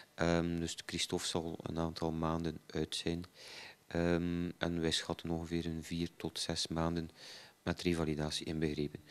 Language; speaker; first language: Dutch; native; Dutch